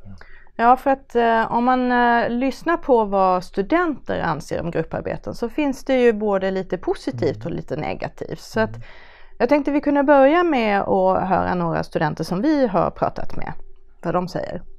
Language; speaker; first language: Swedish; native; Swedish